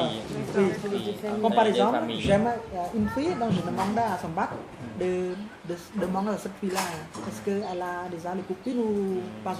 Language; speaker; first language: French; non-native, fluent; Khmer